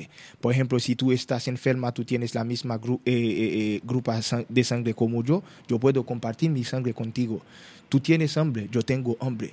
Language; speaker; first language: Spanish; non-native, learner; Haitian Creole